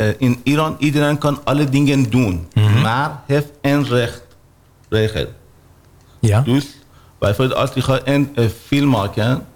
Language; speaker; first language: Dutch; non-native, learner; Persian